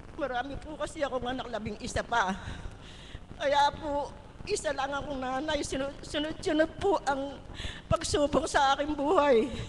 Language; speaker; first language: Filipino; native; Filipino